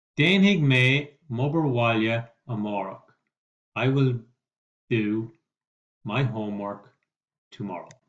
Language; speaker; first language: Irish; non-native, local second language; English